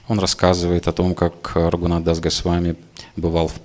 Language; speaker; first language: Russian; native; Russian